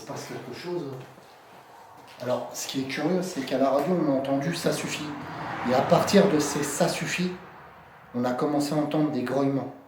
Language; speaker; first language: French; native; French